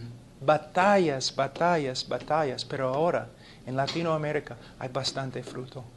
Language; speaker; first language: Spanish; non-native, fluent; English